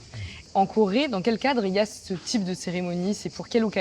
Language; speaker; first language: French; native; French